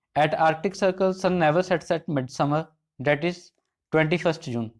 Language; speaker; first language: English; non-native, local second language; Punjabi